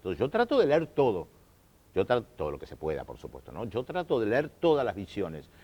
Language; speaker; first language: Spanish; early bilingual, other home language; German